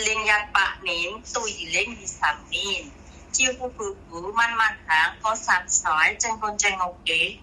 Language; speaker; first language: Cantonese; non-native, learner; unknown